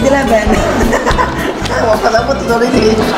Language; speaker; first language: Filipino; non-native, local second language; Cebuano